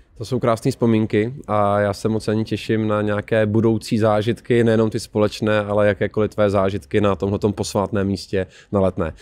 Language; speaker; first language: Czech; native; Czech